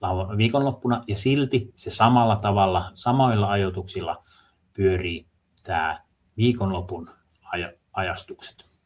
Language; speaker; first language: Finnish; native; Finnish